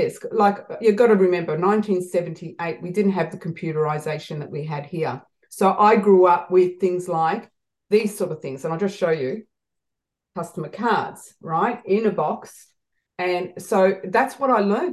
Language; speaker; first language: English; native; English